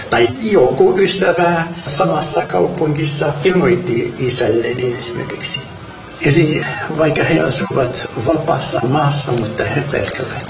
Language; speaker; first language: Finnish; non-native, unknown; Arabic